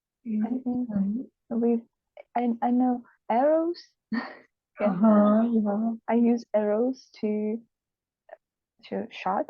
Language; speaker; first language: English; non-native, learner; Russian